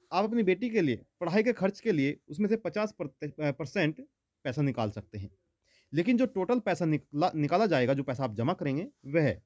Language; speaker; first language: Hindi; native; Hindi